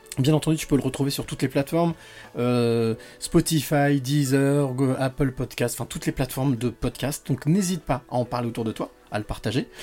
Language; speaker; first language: French; native; French